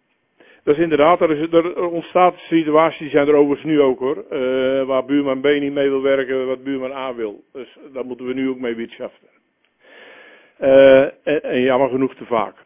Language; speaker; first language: Dutch; native; Dutch